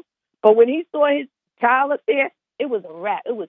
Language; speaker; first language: English; native; English